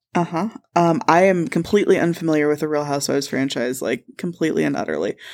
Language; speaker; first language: English; native; English